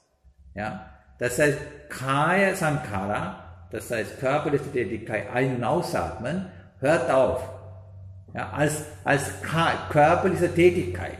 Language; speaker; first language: German; non-native, learner; Sinhala